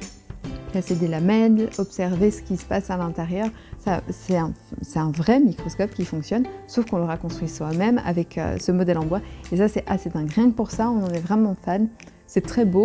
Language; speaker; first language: French; native; French